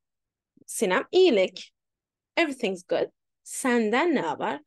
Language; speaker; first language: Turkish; non-native, fluent; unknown